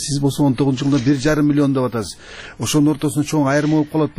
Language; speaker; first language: Kyrgyz; native; Kyrgyz